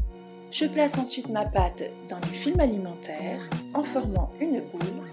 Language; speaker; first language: French; native; French